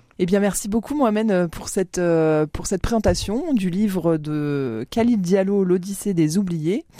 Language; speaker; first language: French; native; French